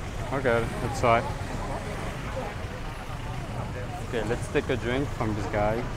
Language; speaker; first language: English; non-native, fluent; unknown